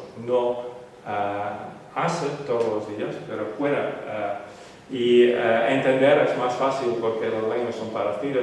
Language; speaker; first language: Spanish; non-native, fluent; Western Frisian